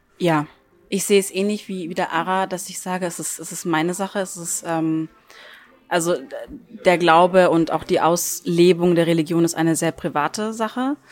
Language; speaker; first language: German; early bilingual, other home language; Turkish